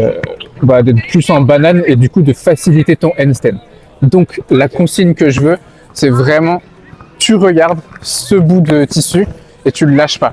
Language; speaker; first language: French; native; French